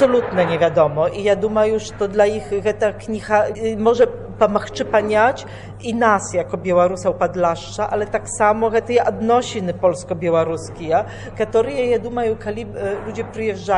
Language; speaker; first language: Belarusian; early bilingual, heritage; Belarusian